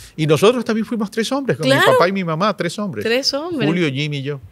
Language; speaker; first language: Spanish; native; Spanish